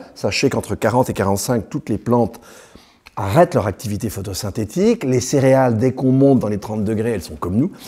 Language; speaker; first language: French; native; French